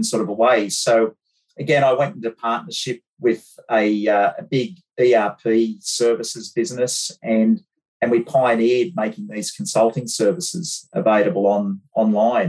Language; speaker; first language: English; native; English